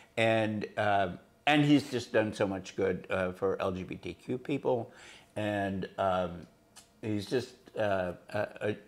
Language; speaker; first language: English; native; English